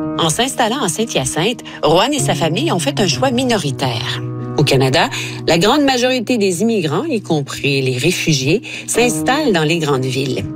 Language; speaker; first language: French; native; French